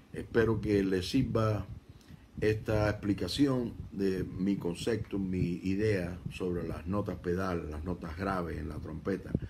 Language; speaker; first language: Spanish; native; Spanish